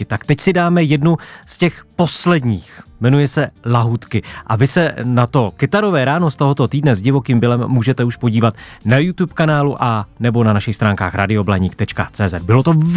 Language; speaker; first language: Czech; native; Czech